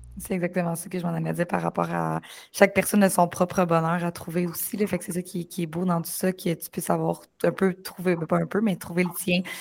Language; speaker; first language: French; native; French